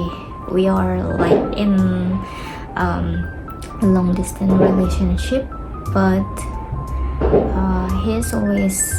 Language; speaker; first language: English; non-native, learner; Indonesian